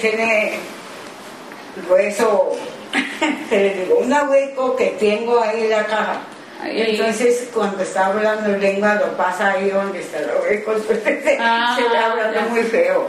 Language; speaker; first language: Spanish; non-native, learner; Japanese